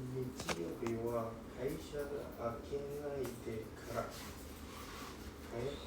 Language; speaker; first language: Japanese; non-native, learner; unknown